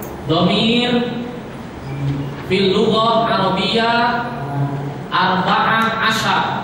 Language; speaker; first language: Arabic; non-native, fluent; Indonesian